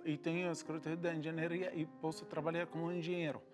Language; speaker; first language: Portuguese; non-native, learner; Arabic